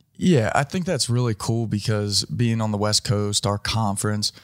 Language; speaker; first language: English; native; English